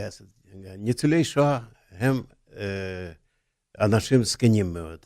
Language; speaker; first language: Hebrew; non-native, fluent; Russian